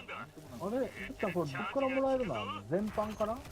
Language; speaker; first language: Japanese; native; Japanese